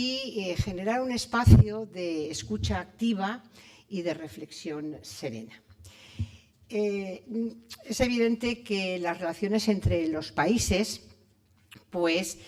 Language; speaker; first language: Spanish; native; Spanish